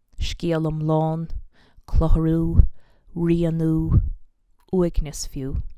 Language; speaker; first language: Irish; native; Irish